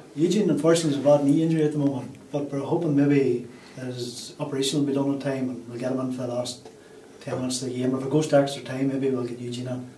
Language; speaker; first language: English; native; English